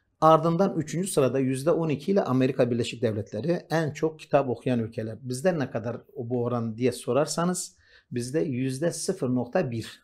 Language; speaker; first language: Turkish; non-native, local second language; Kurdish